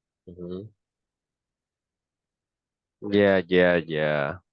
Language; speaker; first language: English; non-native, fluent; Vietnamese